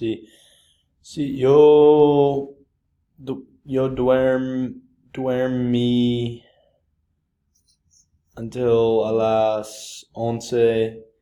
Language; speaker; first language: Spanish; non-native, learner; English